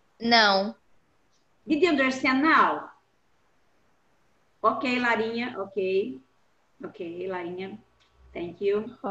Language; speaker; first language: English; non-native, fluent; Portuguese